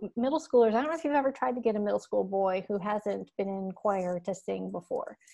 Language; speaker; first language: English; native; English